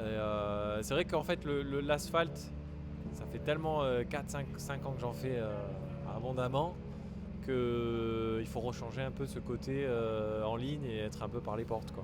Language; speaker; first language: French; native; French